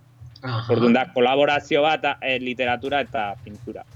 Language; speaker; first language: Basque; non-native, local second language; Spanish